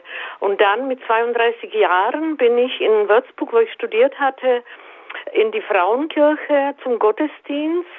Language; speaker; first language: German; native; German